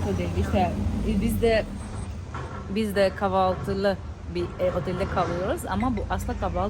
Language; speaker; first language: Turkish; non-native, fluent; Albanian